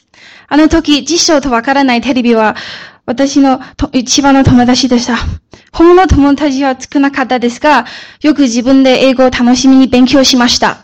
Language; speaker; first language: Japanese; early bilingual, other home language; Chinese